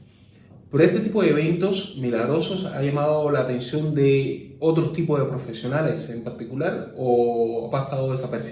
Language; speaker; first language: Spanish; native; Spanish